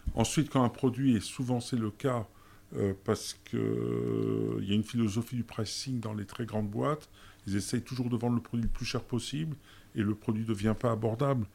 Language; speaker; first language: French; early bilingual, other home language; German